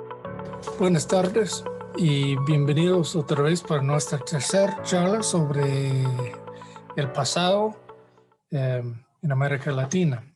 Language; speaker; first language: Spanish; non-native, fluent; English